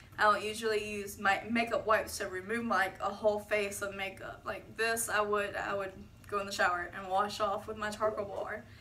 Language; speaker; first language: English; native; English